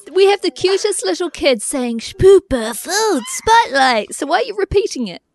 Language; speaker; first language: English; native; English